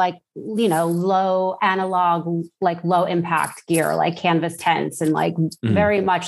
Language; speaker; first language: English; native; English